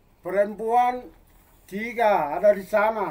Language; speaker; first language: Indonesian; non-native, local second language; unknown